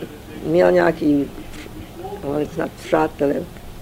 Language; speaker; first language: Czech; early bilingual, heritage; Czech